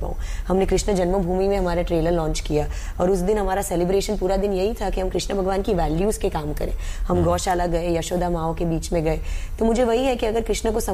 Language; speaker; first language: Hindi; non-native, local second language; Gujarati